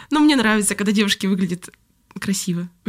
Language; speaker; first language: Russian; native; Russian